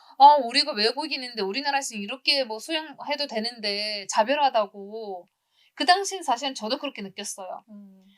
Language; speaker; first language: Korean; non-native, fluent; Uzbek